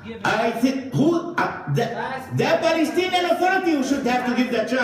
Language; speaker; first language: English; non-native, fluent; Arabic